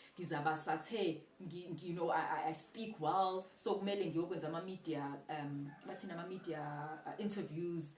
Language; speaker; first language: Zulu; native; Zulu